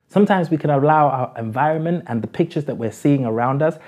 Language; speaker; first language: English; native; English